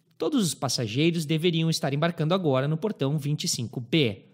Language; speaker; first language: Portuguese; native; Portuguese